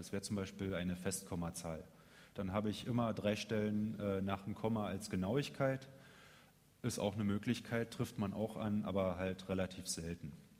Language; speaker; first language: German; native; German